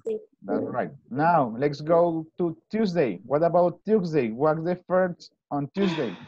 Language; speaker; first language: English; non-native, fluent; Spanish